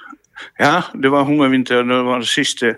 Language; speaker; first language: Norwegian; non-native, fluent; Dutch